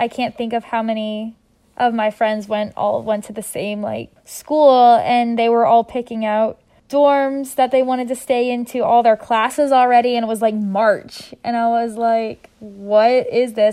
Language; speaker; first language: English; native; English